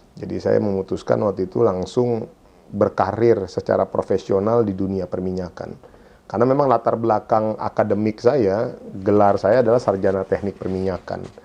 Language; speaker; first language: Indonesian; native; Indonesian